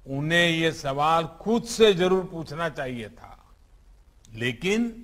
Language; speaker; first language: Hindi; non-native, local second language; Gujarati